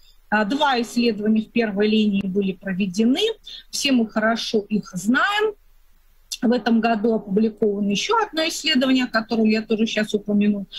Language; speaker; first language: Russian; native; Russian